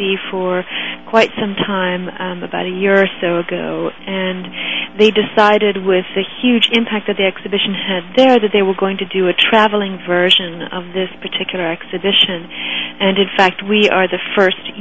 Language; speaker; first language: English; native; English